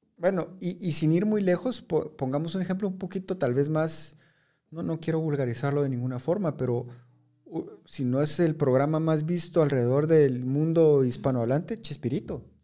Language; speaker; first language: Spanish; native; Spanish